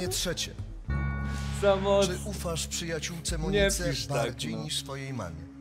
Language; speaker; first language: Polish; native; Polish